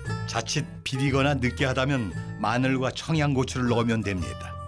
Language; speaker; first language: Korean; native; Korean